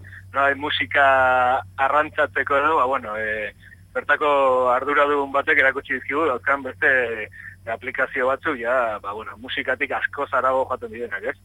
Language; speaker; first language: Basque; native; Basque